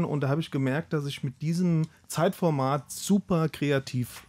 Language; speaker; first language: German; native; German